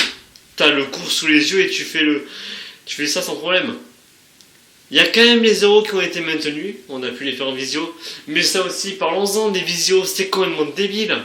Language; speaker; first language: French; native; French